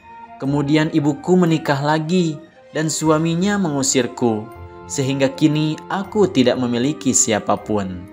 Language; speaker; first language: Indonesian; native; Indonesian